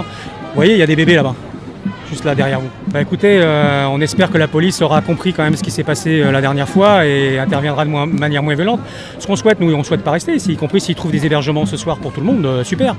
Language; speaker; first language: French; native; French